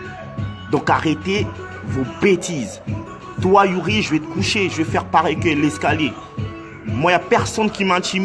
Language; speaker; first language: French; non-native, local second language; Lingala